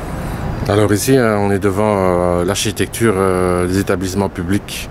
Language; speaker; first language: French; native; French